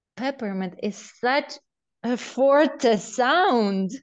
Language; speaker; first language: English; non-native, fluent; Russian